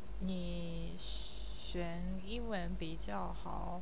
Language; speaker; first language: Chinese; non-native, learner; Japanese